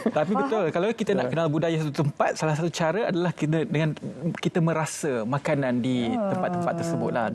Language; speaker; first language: Malay; native; Malay